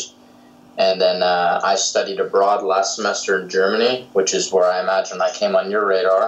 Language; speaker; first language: English; native; English